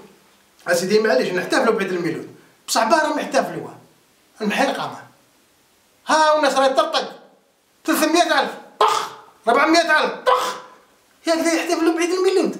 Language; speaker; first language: Arabic; native; Arabic